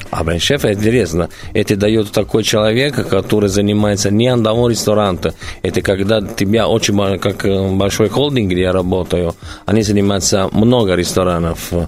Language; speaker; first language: Russian; non-native, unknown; Italian